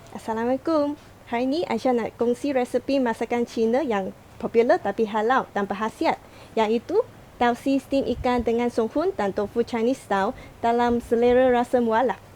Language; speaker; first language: Malay; non-native, local second language; Chinese